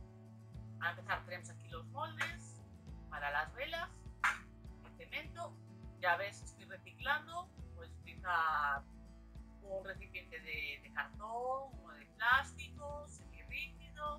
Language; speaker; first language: Spanish; native; Spanish